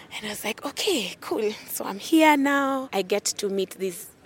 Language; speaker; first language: English; non-native, local second language; Luo (Kenya and Tanzania)